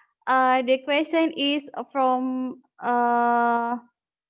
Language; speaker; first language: English; non-native, learner; Indonesian